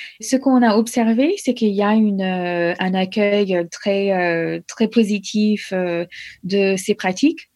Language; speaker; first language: French; non-native, fluent; English